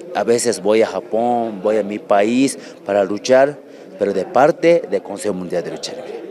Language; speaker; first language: Spanish; non-native, learner; Japanese